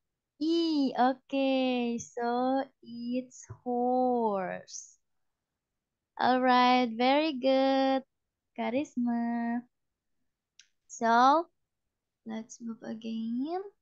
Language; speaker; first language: English; non-native, fluent; Indonesian